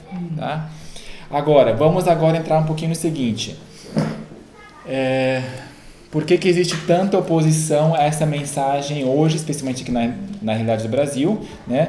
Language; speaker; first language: Portuguese; native; Portuguese